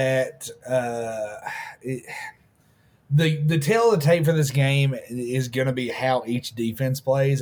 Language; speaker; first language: English; native; English